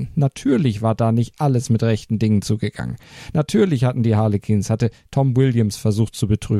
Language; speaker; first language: German; native; German